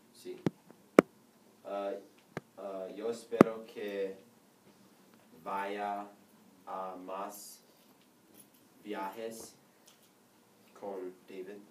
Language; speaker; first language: Spanish; non-native, learner; English